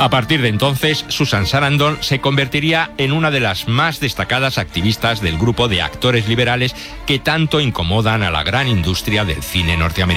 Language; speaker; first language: Spanish; native; Spanish